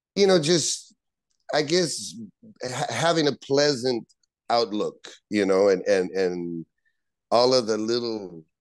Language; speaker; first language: English; native; English